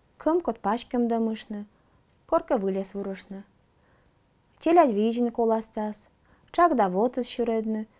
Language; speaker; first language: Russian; non-native, local second language; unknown